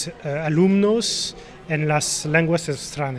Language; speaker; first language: Spanish; non-native, learner; French